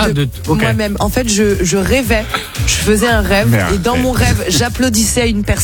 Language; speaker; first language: French; native; French